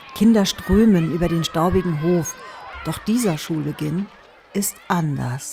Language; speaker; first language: German; native; German